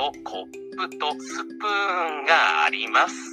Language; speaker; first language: Japanese; non-native, learner; English